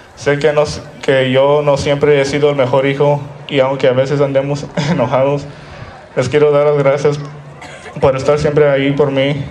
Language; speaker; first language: Spanish; early bilingual, heritage; Spanish